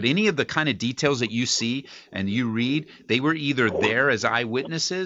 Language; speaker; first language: English; native; English